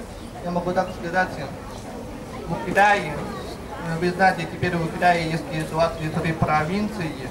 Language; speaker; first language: Russian; non-native, fluent; Chinese